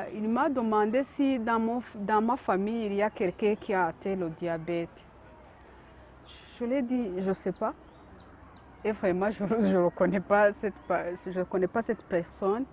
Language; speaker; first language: French; non-native, local second language; Kinyarwanda